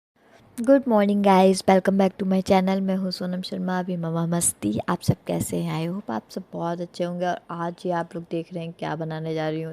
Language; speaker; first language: Hindi; native; Hindi